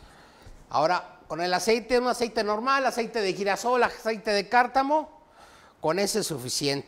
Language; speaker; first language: Spanish; native; Spanish